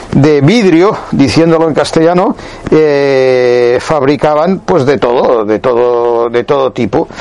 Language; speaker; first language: Spanish; non-native, local second language; Catalan